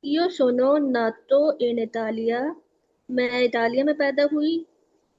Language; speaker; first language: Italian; non-native, learner; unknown